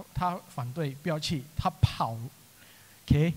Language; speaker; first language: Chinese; non-native, local second language; English